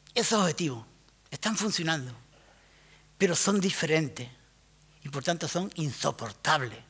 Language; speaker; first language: Spanish; native; Spanish